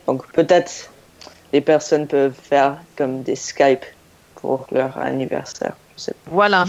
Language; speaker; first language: French; non-native, learner; English